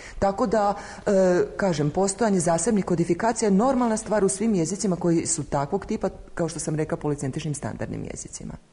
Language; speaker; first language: Croatian; native; Croatian